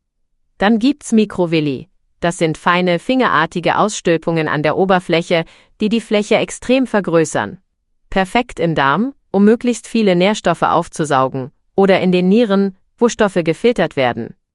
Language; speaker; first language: German; native; German